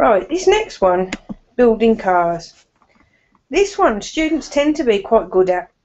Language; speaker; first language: English; native; English